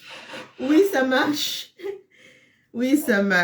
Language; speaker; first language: French; non-native, fluent; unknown